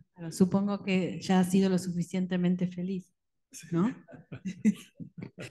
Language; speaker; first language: Spanish; native; Spanish